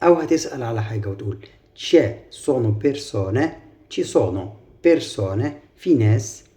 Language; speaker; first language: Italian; non-native, fluent; Arabic